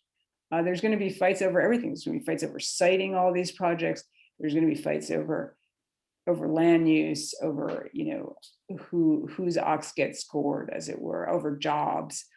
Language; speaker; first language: English; native; English